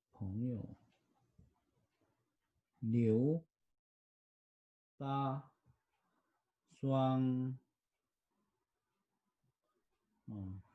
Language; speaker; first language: Chinese; non-native, fluent; Korean